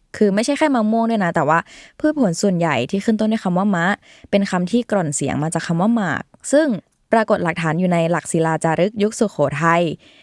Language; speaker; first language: Thai; native; Thai